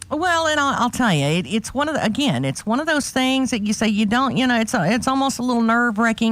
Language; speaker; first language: English; native; English